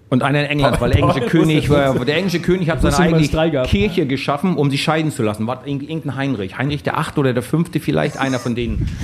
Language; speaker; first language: German; native; German